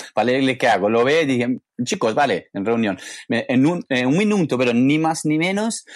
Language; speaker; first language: Spanish; non-native, fluent; English